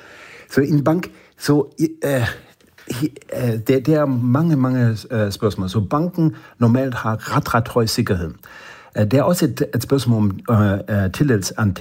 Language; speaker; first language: Danish; non-native, fluent; German